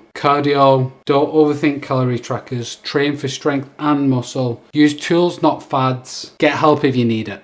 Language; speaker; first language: English; native; English